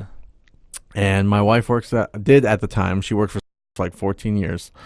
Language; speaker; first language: English; native; English